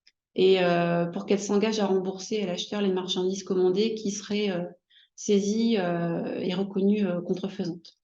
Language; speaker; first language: French; native; French